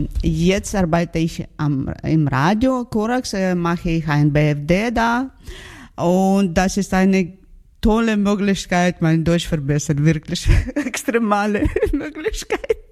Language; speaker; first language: German; non-native, learner; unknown